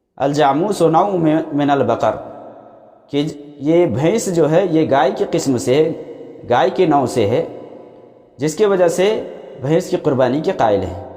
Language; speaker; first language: Urdu; native; Urdu